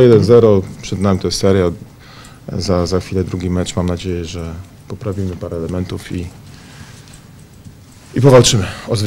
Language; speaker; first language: Polish; native; Polish